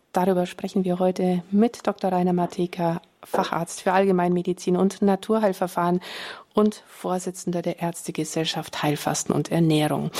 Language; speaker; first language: German; native; German